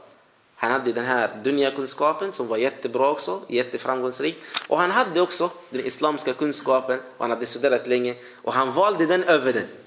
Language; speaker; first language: Swedish; non-native, fluent; Arabic